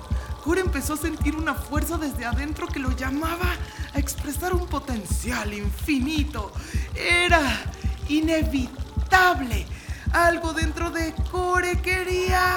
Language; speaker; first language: Spanish; native; Spanish